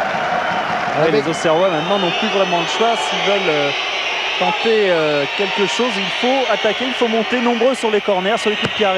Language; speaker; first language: French; native; French